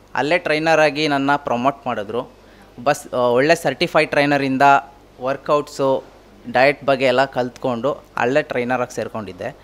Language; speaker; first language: Kannada; native; Kannada